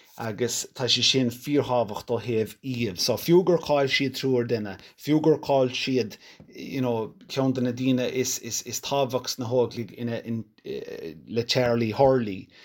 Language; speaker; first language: Irish; non-native, local second language; English